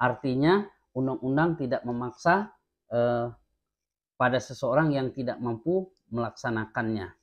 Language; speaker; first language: Indonesian; native; Indonesian